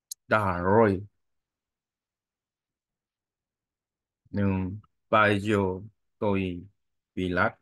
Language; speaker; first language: Vietnamese; non-native, learner; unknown